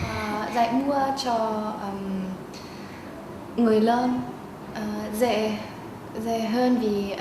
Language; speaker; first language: Vietnamese; non-native, learner; German